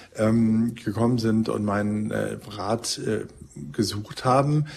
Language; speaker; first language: German; native; German